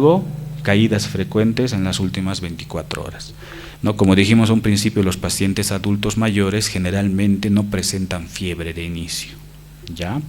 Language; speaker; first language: Spanish; native; Spanish